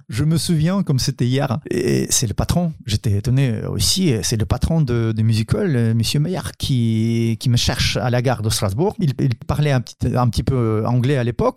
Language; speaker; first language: French; non-native, fluent; Ukrainian